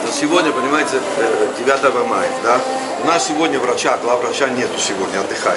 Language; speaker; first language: Russian; non-native, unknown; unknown